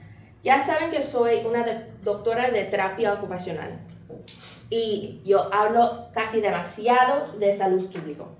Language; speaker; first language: Spanish; early bilingual, heritage; English